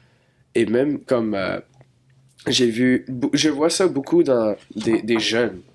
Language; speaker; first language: French; non-native, local second language; English